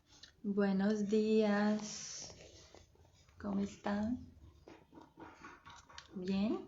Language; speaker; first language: Spanish; non-native, fluent; Portuguese